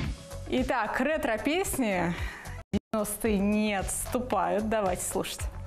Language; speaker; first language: Russian; native; Russian